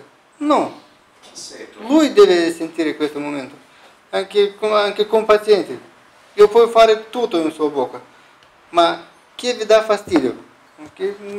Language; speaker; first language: Italian; non-native, learner; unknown